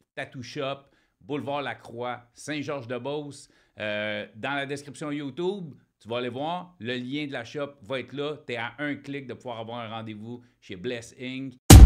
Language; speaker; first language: French; native; French